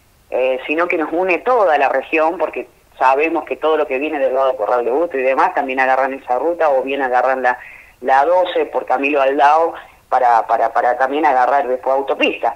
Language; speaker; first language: Spanish; native; Spanish